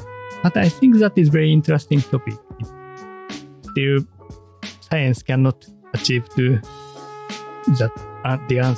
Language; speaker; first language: English; non-native, learner; Japanese